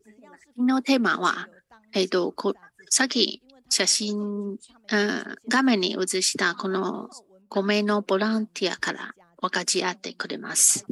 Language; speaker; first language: Japanese; non-native, fluent; Chinese